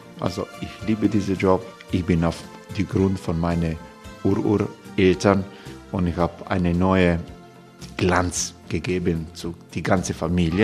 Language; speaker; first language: German; non-native, learner; Croatian